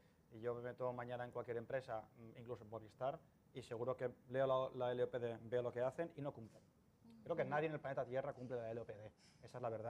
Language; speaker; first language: Spanish; native; Spanish